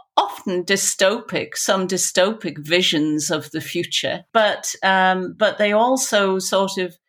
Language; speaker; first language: English; native; English